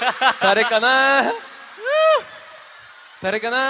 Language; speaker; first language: Japanese; non-native, fluent; Korean